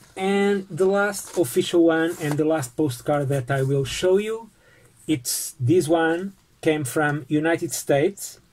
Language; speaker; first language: English; non-native, fluent; Portuguese